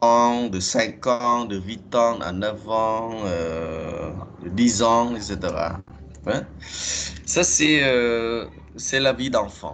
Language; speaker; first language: French; non-native, fluent; Khmer